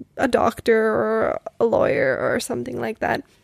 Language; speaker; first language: English; non-native, fluent; Czech